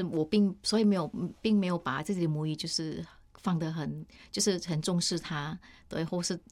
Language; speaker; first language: Chinese; non-native, fluent; Indonesian